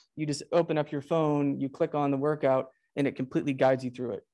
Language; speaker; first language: English; native; English